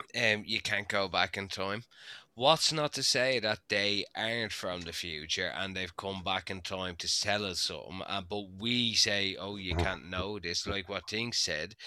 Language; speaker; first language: English; native; English